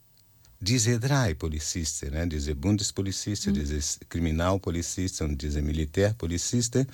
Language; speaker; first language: German; non-native, fluent; Portuguese